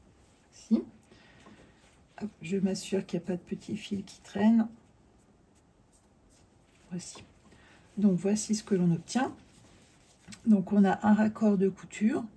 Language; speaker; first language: French; native; French